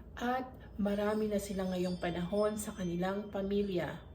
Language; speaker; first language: Filipino; native; Filipino